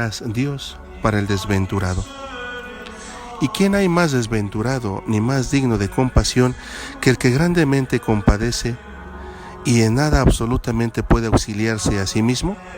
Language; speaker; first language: Spanish; native; Spanish